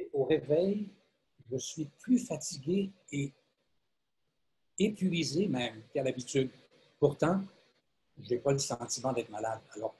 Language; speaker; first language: French; native; French